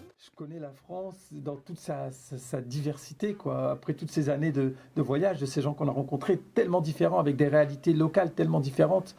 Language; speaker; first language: French; native; French